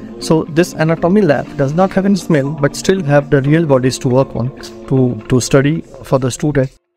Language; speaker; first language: English; non-native, local second language; Hindi